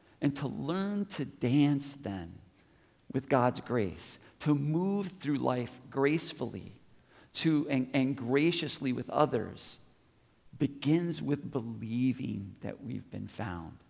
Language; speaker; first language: English; native; English